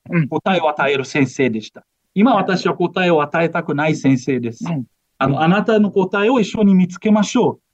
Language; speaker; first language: Japanese; non-native, fluent; Portuguese